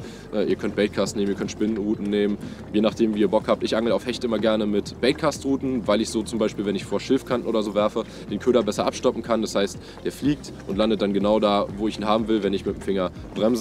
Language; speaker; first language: German; native; German